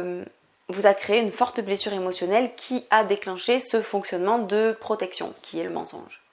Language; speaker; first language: French; native; French